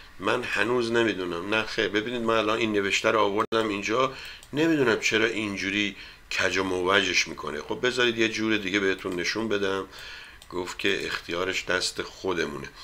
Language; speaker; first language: Persian; native; Persian